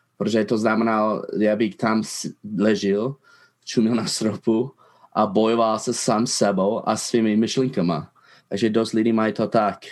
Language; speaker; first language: Czech; non-native, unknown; English